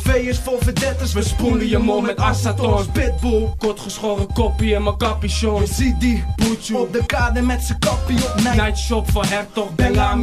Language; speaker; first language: Dutch; native; Dutch